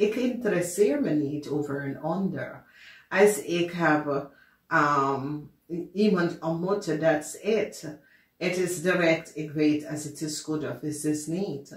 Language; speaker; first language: Dutch; non-native, fluent; English